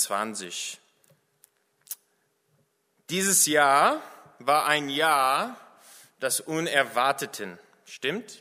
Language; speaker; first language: German; non-native, fluent; English